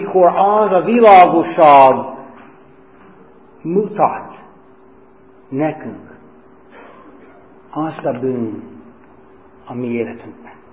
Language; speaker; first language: Hungarian; non-native, fluent; English